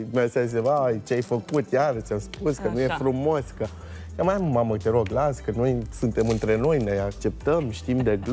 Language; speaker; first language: Romanian; native; Romanian